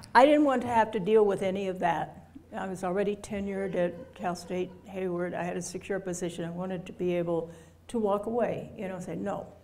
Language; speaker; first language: English; native; English